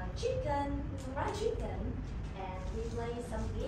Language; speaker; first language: English; non-native, learner; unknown